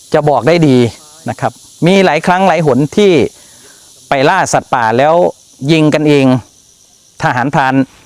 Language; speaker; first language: Thai; native; Thai